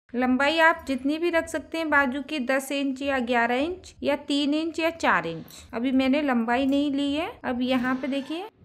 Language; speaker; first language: Hindi; native; Hindi